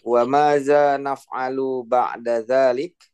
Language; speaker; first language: Arabic; non-native, learner; Indonesian